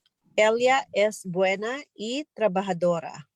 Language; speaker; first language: Spanish; non-native, learner; English